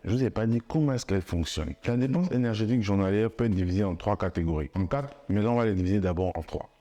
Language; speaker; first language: French; native; French